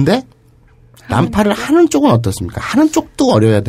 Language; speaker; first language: Korean; native; Korean